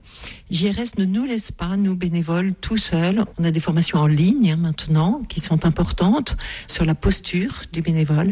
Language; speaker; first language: French; native; French